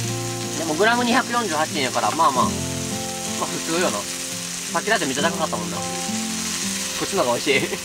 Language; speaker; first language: Japanese; native; Japanese